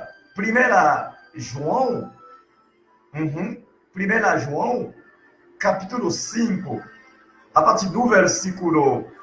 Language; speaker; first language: Portuguese; non-native, learner; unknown